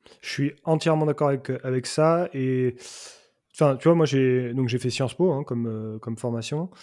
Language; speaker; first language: French; native; French